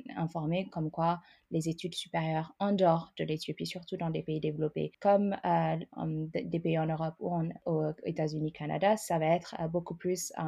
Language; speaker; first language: French; non-native, fluent; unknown